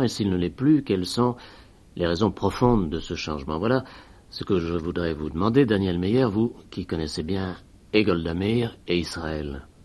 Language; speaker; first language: French; native; French